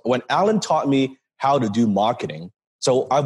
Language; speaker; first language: English; non-native, local second language; Cantonese